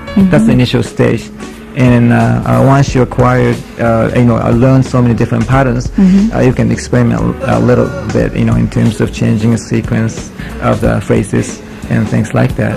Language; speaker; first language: English; non-native, fluent; Japanese